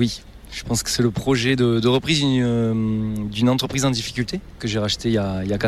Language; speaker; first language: French; native; French